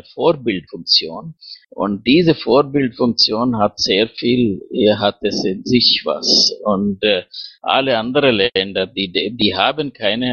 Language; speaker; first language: German; non-native, fluent; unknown